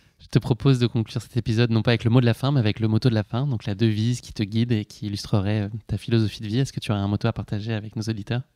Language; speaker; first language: French; native; French